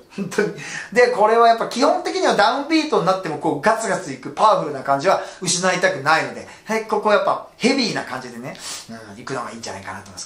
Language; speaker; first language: Japanese; native; Japanese